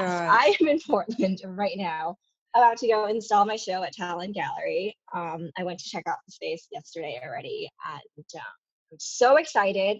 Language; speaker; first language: English; non-native, local second language; Cantonese